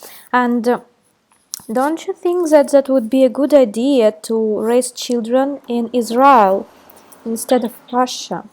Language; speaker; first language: English; non-native, fluent; Russian